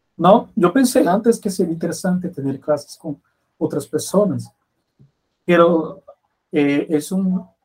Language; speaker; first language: Spanish; non-native, fluent; Portuguese